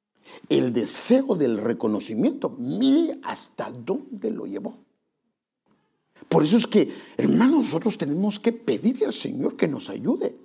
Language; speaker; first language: Spanish; native; Spanish